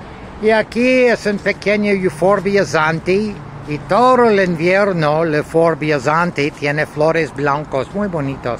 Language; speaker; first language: Spanish; non-native, learner; English